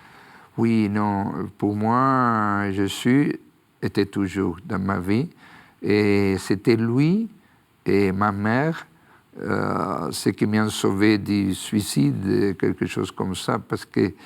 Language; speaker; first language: French; non-native, fluent; Spanish